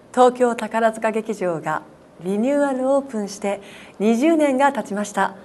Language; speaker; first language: Japanese; native; Japanese